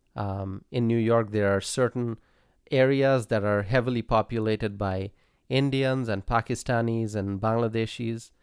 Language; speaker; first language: English; non-native, local second language; Bangla